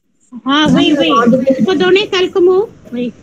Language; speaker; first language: French; non-native, learner; Tamil